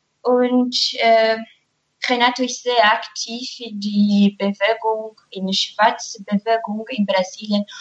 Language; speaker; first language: German; non-native, learner; Portuguese